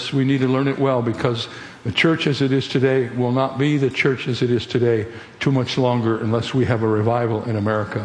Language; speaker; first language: English; native; English